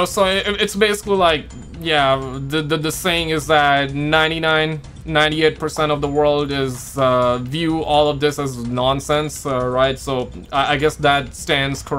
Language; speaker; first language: English; native; English